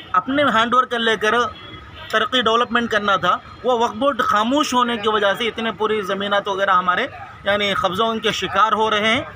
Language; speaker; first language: Urdu; native; Urdu